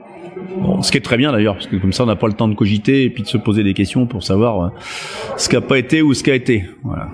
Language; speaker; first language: French; native; French